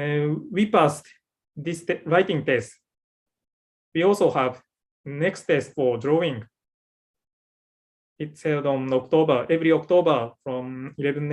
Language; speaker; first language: English; non-native, learner; Japanese